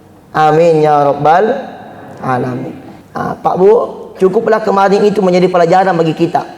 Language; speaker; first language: Indonesian; non-native, local second language; Buginese